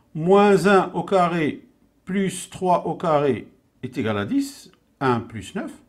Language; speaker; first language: French; non-native, local second language; Arabic